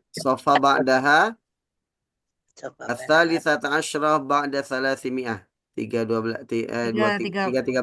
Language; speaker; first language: Arabic; non-native, fluent; Indonesian